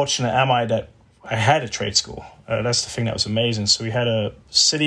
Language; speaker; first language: English; native; English